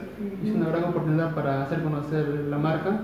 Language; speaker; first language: Spanish; native; Spanish